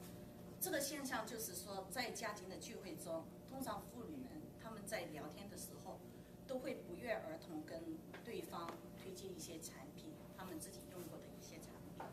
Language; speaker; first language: Chinese; native; Chinese